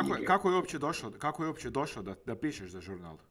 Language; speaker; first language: Croatian; native; Croatian